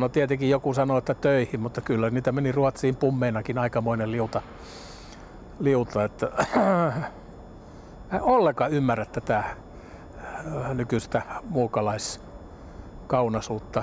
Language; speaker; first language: Finnish; native; Finnish